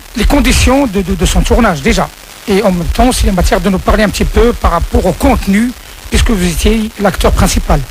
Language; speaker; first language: French; non-native, local second language; Arabic